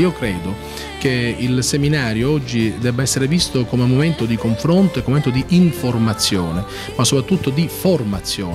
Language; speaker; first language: Italian; native; Italian